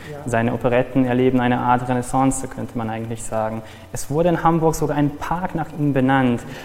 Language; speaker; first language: German; non-native, fluent; Serbian